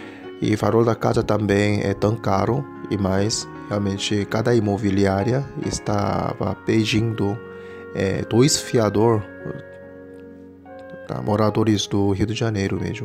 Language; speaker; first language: Portuguese; non-native, fluent; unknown